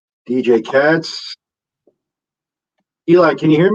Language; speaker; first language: English; native; English